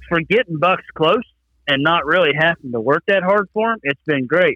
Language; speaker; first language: English; native; English